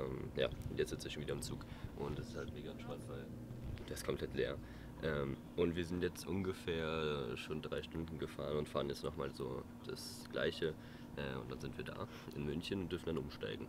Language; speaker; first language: German; native; German